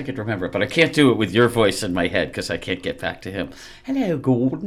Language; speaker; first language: English; native; English